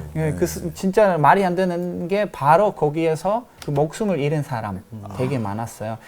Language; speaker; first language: Korean; non-native, fluent; Polish